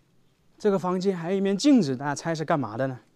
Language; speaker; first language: Chinese; native; Chinese